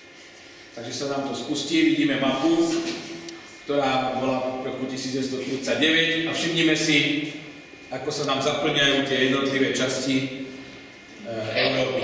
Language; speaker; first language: Slovak; native; Slovak